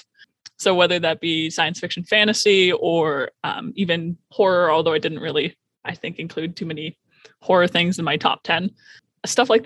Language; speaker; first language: English; native; English